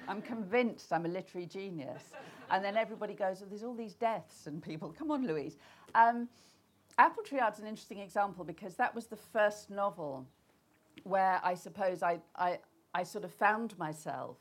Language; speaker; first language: English; native; English